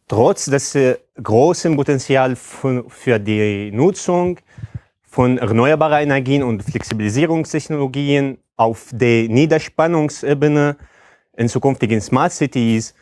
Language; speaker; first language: German; non-native, fluent; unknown